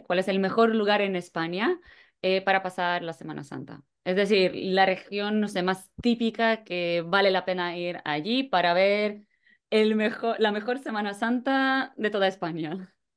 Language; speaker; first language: Spanish; non-native, fluent; Polish